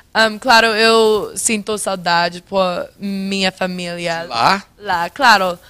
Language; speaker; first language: Portuguese; non-native, fluent; English